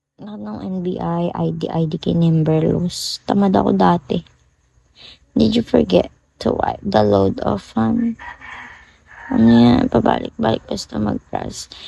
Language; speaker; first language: Filipino; non-native, local second language; Hiligaynon